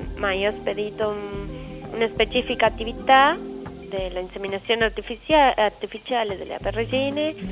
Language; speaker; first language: Italian; non-native, learner; Spanish